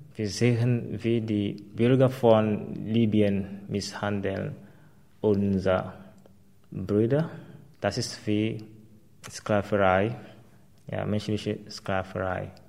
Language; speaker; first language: German; non-native, fluent; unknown